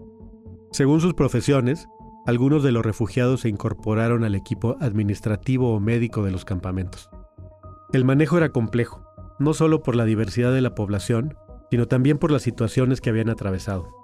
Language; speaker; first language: Spanish; native; Spanish